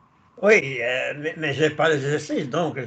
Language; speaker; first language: French; non-native, learner; Italian